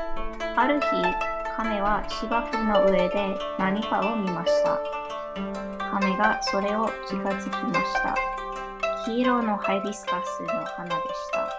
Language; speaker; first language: Japanese; non-native, learner; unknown